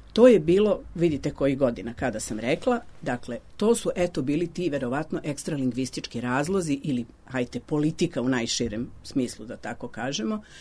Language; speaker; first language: Serbian; native; Serbian